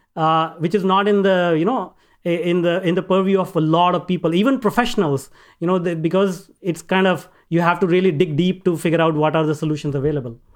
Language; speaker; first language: English; non-native, local second language; Hindi